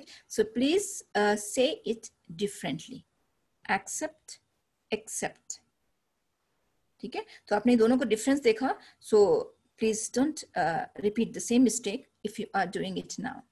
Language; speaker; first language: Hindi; native; Hindi